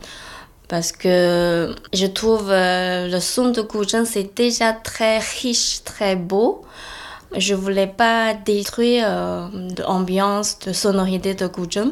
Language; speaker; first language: French; non-native, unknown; Chinese